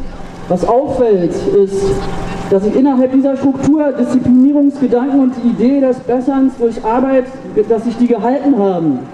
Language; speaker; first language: German; native; German